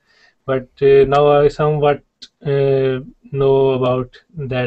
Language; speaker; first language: English; non-native, learner; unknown